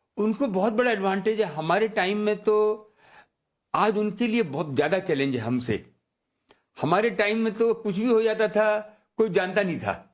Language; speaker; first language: Hindi; native; Hindi